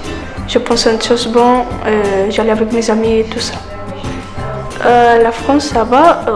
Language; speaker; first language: French; non-native, learner; Spanish